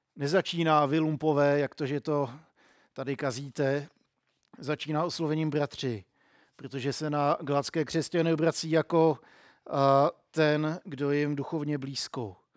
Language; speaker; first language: Czech; native; Czech